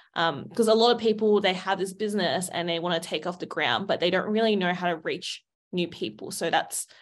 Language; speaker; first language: English; native; English